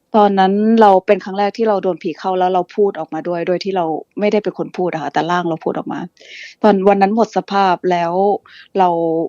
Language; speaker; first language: Thai; early bilingual, other home language; English